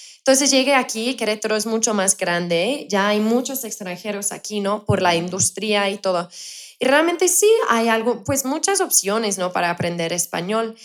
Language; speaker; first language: Spanish; non-native, fluent; English